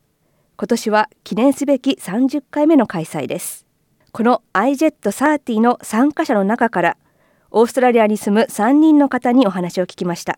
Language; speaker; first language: Japanese; native; Japanese